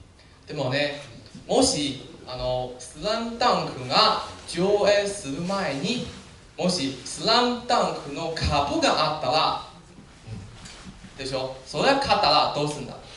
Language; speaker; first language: Japanese; non-native, learner; Chinese